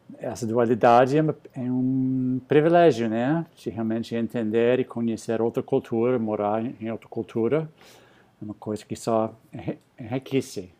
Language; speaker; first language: Portuguese; non-native, fluent; English